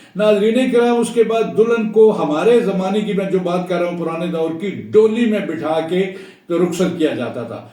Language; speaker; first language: Urdu; non-native, local second language; Punjabi